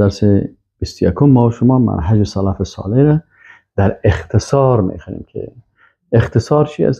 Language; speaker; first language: Persian; native; Persian